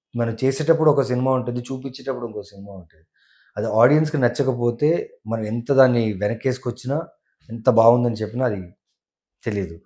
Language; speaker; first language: Telugu; non-native, local second language; Tamil